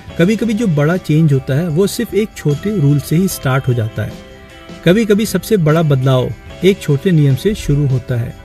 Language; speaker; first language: Hindi; native; Hindi